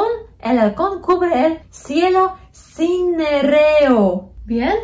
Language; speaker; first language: Spanish; non-native, fluent; Polish